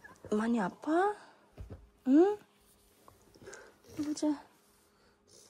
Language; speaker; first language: Korean; non-native, local second language; Filipino